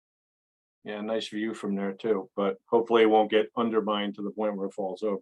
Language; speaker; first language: English; native; English